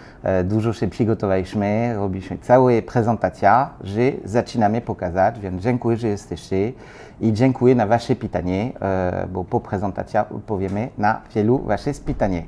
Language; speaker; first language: Polish; non-native, learner; French